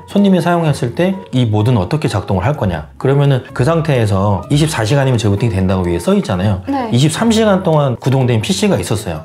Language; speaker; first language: Korean; native; Korean